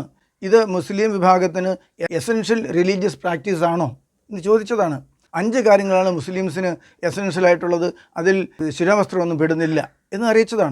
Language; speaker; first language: Malayalam; native; Malayalam